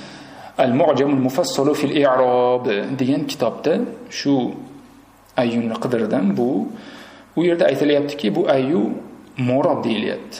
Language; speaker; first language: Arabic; non-native, fluent; Uzbek